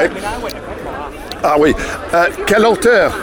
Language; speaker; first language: French; non-native, learner; English